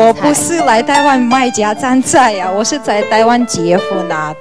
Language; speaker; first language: Chinese; non-native, learner; Russian